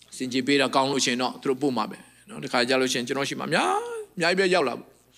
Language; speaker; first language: Burmese; non-native, local second language; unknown